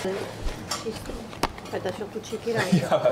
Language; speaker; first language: English; non-native, learner; French